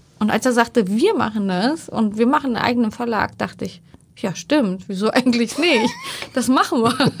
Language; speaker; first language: German; early bilingual, other home language; Turkish